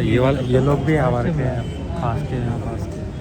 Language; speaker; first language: Hindi; non-native, fluent; Telugu